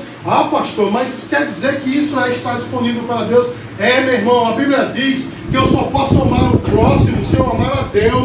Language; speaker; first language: Portuguese; native; Portuguese